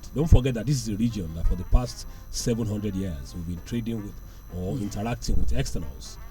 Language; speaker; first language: English; non-native, local second language; Yoruba